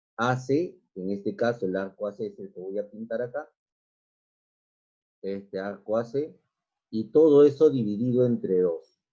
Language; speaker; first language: Spanish; native; Spanish